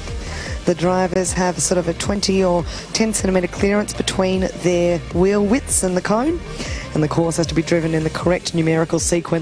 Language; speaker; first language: English; native; English